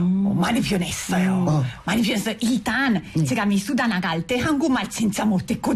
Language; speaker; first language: Korean; non-native, fluent; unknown